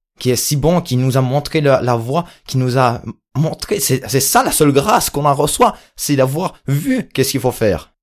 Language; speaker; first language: French; native; French